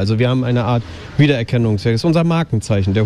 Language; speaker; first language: German; native; German